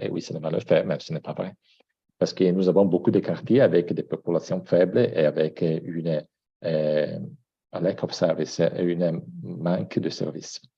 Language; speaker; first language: French; non-native, fluent; Italian